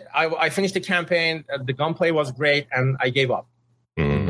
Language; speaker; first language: English; non-native, fluent; Persian